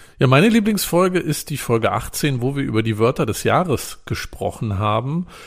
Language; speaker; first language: German; native; German